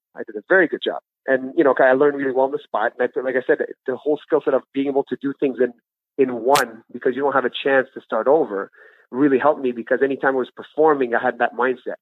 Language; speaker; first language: English; native; English